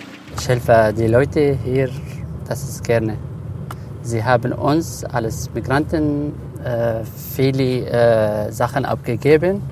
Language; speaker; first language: German; non-native, learner; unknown